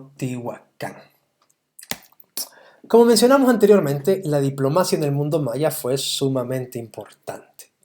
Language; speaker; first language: Spanish; native; Spanish